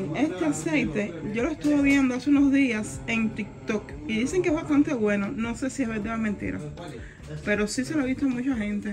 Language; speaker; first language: Spanish; native; Spanish